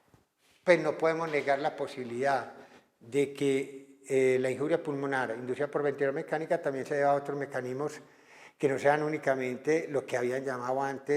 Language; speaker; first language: Spanish; native; Spanish